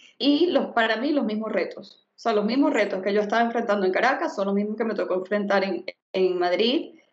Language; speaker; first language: Spanish; native; Spanish